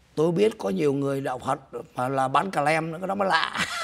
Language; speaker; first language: Vietnamese; native; Vietnamese